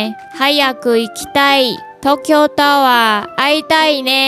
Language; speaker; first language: Japanese; non-native, learner; Chinese